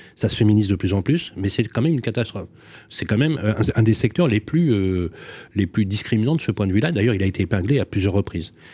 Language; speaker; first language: French; native; French